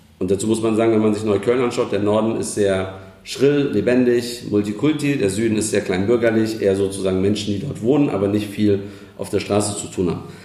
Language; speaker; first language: German; early bilingual, other home language; Turkish